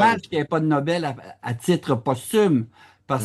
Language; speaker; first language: French; native; French